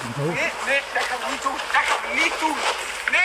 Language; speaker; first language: Dutch; native; Dutch